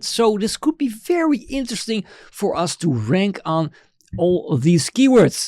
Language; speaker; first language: English; non-native, fluent; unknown